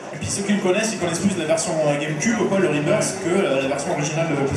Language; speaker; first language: French; native; French